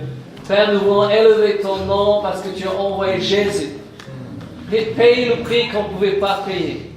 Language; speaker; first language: French; non-native, fluent; English